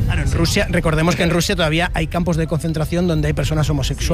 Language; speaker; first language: Spanish; native; Spanish